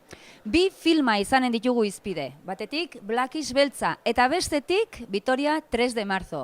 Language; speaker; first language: Basque; native; Basque